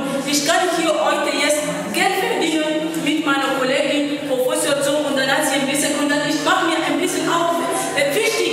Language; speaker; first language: German; non-native, learner; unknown